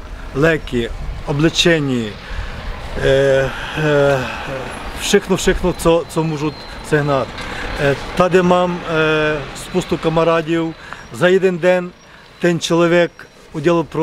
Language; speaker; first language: Czech; non-native, learner; Ukrainian